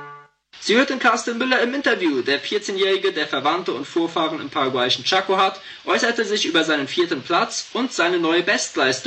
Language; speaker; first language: German; native; German